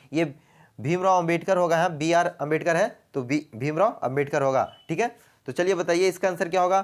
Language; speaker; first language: Hindi; native; Hindi